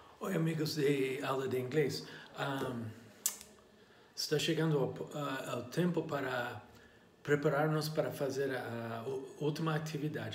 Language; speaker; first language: Portuguese; non-native, learner; English